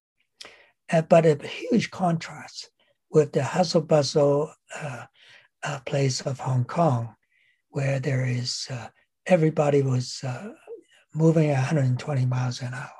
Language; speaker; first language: English; non-native, local second language; Cantonese